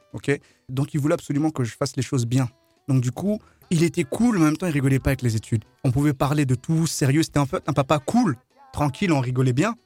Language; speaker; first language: French; early bilingual, other home language; Lingala